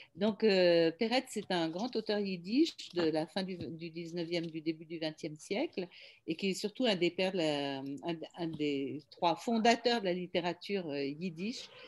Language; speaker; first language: French; native; French